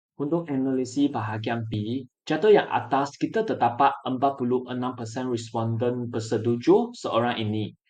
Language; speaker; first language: Malay; non-native, local second language; Chinese